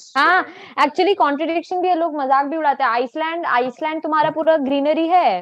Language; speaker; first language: Hindi; native; Hindi